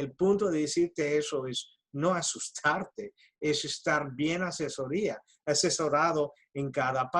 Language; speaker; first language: Spanish; early bilingual, heritage; Spanish